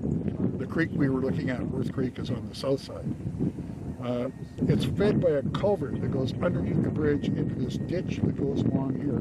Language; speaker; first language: English; native; English